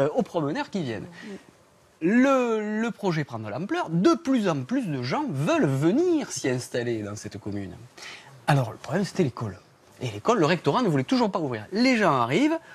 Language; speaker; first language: French; native; French